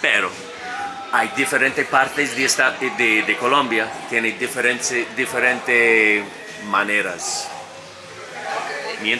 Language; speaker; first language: Spanish; non-native, learner; English